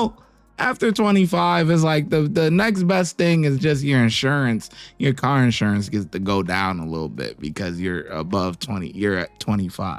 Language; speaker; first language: English; native; English